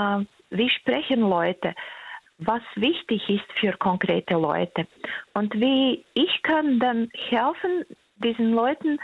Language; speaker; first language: German; non-native, fluent; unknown